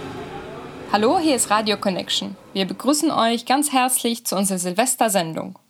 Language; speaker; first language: German; native; German